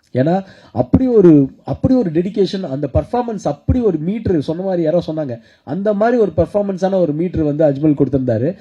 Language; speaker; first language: Tamil; native; Tamil